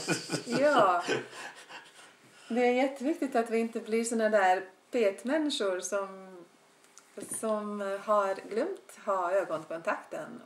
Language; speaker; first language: Swedish; non-native, fluent; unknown